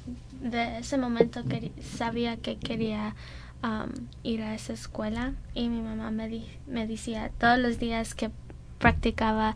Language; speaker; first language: Spanish; early bilingual, heritage; Spanish